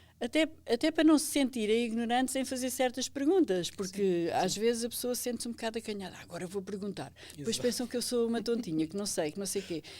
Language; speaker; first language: Portuguese; native; Portuguese